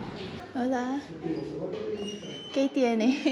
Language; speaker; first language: Spanish; non-native, learner; English